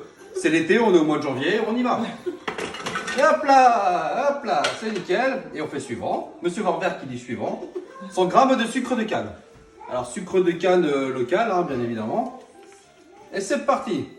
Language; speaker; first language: French; native; French